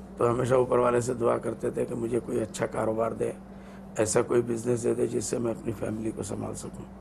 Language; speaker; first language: Hindi; non-native, local second language; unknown